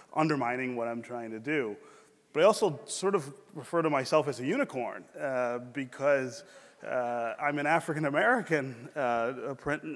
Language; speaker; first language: English; native; English